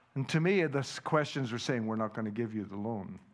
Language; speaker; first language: English; non-native, fluent; Dutch